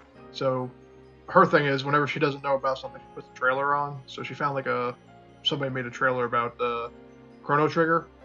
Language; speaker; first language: English; native; English